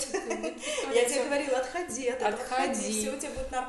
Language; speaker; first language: Russian; native; Russian